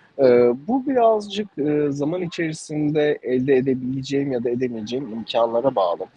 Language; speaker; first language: Turkish; native; Turkish